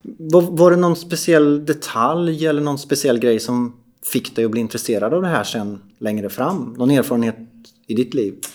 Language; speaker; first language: Swedish; native; Swedish